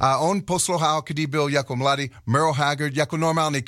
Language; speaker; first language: Czech; non-native, learner; English